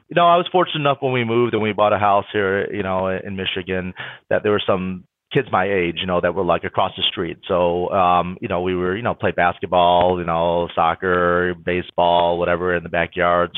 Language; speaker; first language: English; native; English